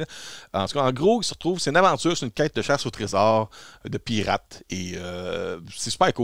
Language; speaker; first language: French; native; French